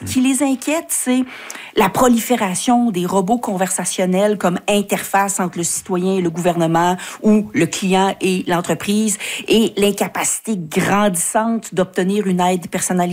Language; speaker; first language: French; native; French